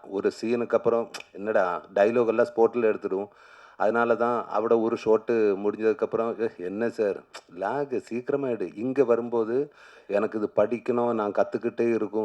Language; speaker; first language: Tamil; non-native, learner; Malayalam